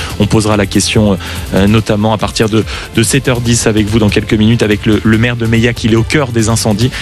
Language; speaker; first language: French; native; French